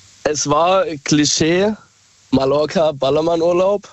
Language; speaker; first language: German; native; German